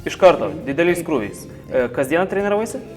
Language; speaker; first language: Lithuanian; native; Lithuanian